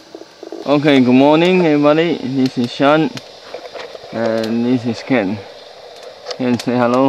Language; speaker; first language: English; non-native, fluent; Chinese